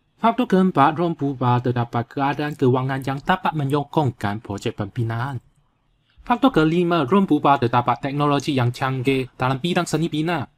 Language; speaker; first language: Malay; non-native, local second language; Chinese